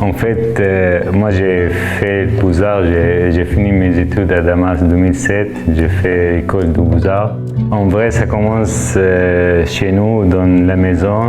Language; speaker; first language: French; non-native, fluent; Arabic